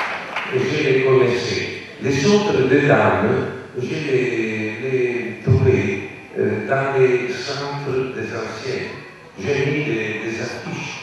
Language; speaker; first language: French; non-native, learner; Italian